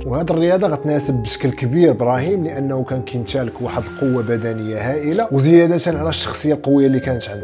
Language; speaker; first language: Arabic; native; Arabic